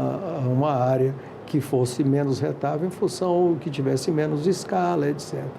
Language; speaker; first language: Portuguese; native; Portuguese